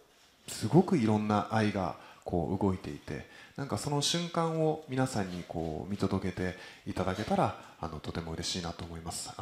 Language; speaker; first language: Japanese; native; Japanese